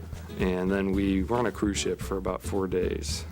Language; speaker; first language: English; native; English